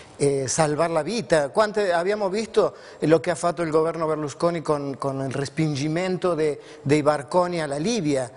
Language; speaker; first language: Italian; non-native, fluent; Spanish